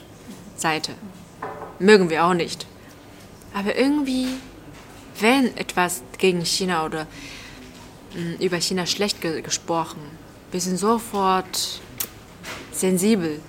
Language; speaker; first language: German; non-native, fluent; Chinese